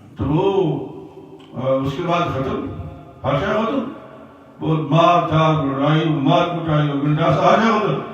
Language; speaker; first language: Urdu; non-native, local second language; Punjabi